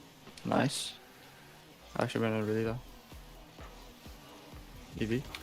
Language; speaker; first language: Welsh; non-native, local second language; English